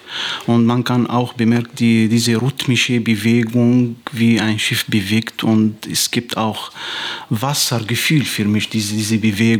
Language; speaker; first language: German; non-native, fluent; Arabic